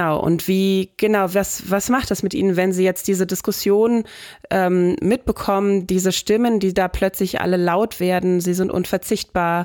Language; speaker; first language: German; native; German